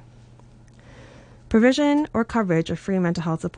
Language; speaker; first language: English; non-native, local second language; Cantonese